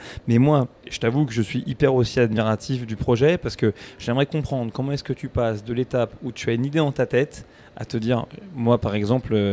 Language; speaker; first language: French; native; French